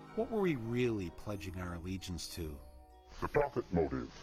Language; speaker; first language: English; native; English